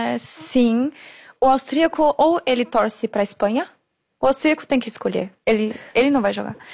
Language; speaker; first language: Portuguese; non-native, fluent; German